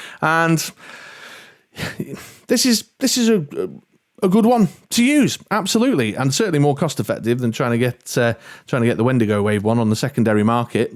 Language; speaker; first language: English; native; English